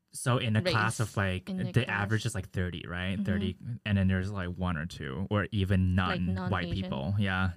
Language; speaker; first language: English; early bilingual, other home language; Chinese